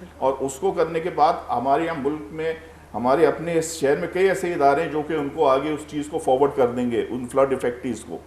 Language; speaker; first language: Urdu; native; Urdu